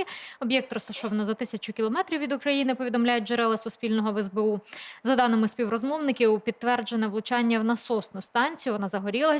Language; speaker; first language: Ukrainian; native; Ukrainian